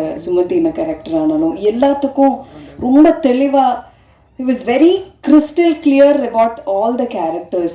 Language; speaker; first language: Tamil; non-native, fluent; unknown